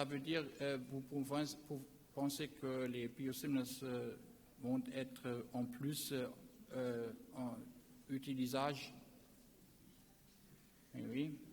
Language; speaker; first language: French; non-native, learner; German